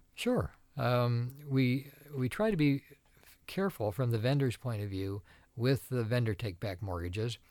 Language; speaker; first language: English; native; English